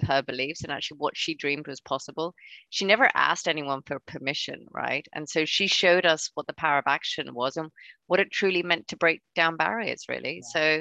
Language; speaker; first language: English; non-native, local second language; Cantonese